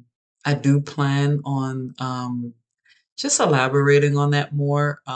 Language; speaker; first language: English; native; English